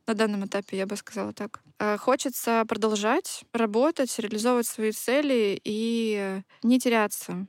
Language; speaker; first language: Russian; native; Russian